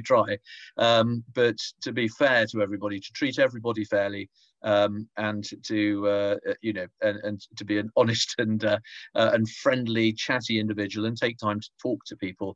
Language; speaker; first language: English; native; English